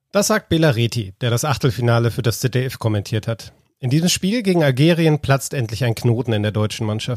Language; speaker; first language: German; native; German